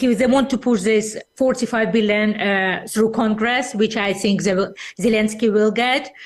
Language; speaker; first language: English; non-native, fluent; Russian